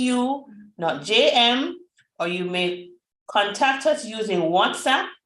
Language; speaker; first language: English; native; English